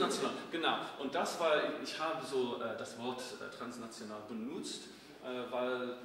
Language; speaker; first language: German; non-native, fluent; English